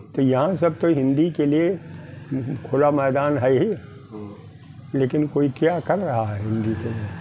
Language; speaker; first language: Hindi; native; Hindi